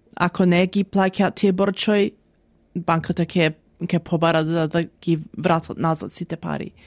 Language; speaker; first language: Macedonian; early bilingual, heritage; Macedonian